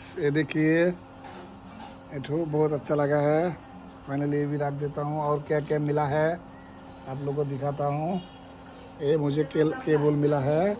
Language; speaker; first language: Hindi; non-native, local second language; Bangla